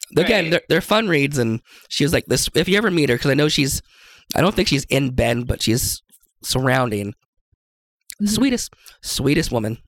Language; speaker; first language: English; native; English